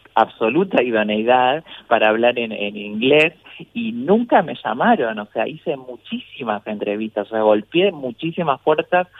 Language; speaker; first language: Spanish; native; Spanish